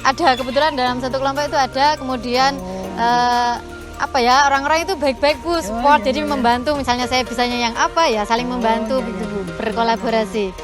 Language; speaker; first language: Indonesian; native; Indonesian